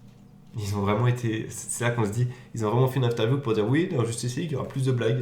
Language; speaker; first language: French; native; French